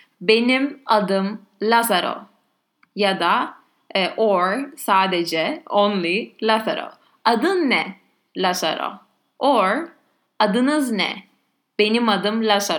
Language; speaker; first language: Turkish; non-native, learner; Spanish